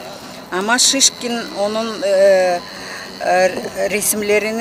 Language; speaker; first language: Turkish; non-native, learner; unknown